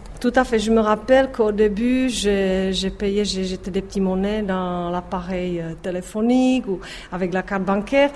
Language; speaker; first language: French; non-native, fluent; Czech